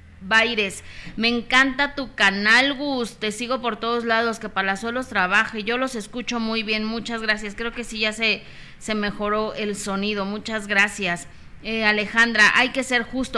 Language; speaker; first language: Spanish; native; Spanish